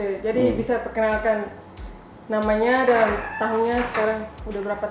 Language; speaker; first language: Indonesian; non-native, local second language; Tetum